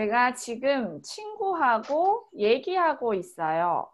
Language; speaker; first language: Korean; native; Korean